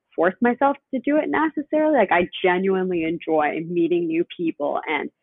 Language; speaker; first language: English; early bilingual, other home language; Spanish